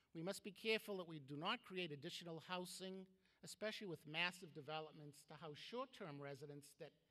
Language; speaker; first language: English; native; English